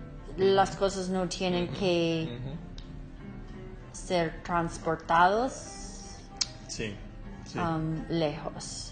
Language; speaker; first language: Spanish; non-native, learner; English